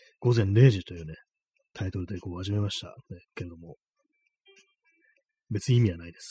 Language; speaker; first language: Japanese; native; Japanese